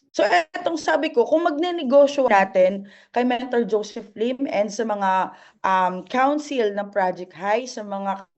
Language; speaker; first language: Filipino; non-native, local second language; Masbatenyo